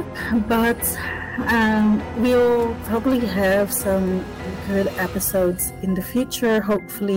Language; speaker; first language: English; non-native, local second language; Filipino